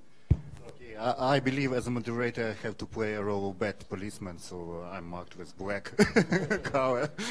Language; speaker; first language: English; non-native, fluent; Ukrainian